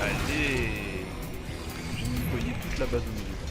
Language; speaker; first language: French; native; French